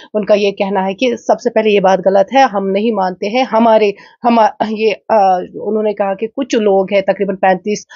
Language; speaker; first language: Hindi; non-native, local second language; Kashmiri